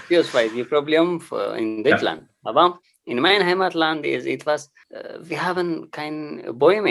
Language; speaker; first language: German; non-native, learner; Tigrinya